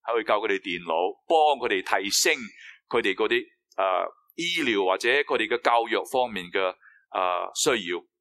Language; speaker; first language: Cantonese; non-native, fluent; Chinese